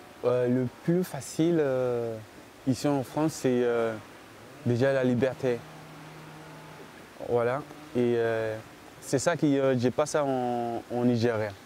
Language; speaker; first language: French; non-native, learner; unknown